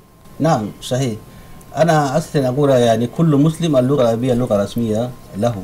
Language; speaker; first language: Arabic; non-native, fluent; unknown